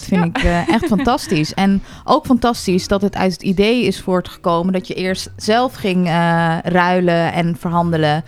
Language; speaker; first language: Dutch; native; Dutch